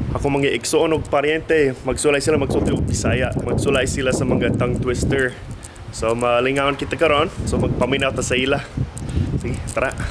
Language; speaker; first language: Cebuano; non-native, fluent; English